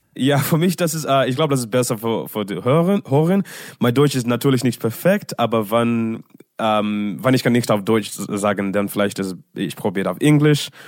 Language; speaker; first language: German; non-native, learner; English